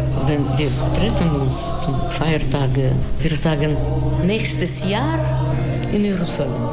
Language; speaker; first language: German; non-native, fluent; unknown